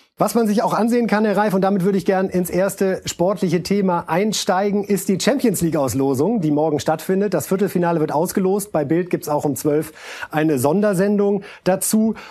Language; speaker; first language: German; native; German